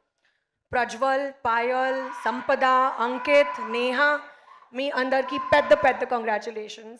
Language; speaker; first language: Telugu; non-native, learner; Hindi